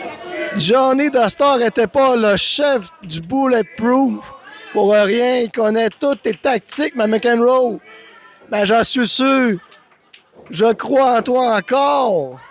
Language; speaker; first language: French; native; French